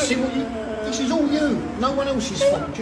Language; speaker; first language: English; native; English